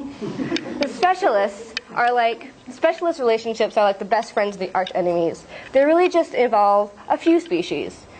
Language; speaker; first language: English; native; English